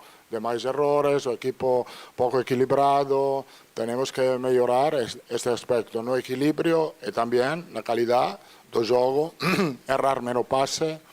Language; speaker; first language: Portuguese; non-native, fluent; Italian